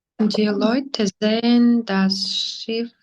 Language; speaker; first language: German; non-native, learner; Ukrainian